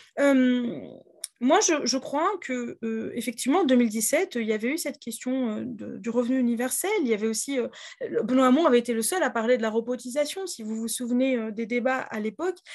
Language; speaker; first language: French; native; French